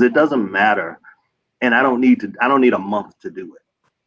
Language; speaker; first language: English; native; English